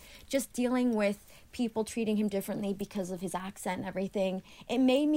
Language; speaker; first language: English; early bilingual, other home language; Greek